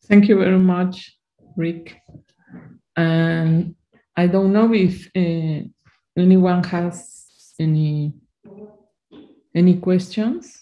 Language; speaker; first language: English; non-native, learner; Spanish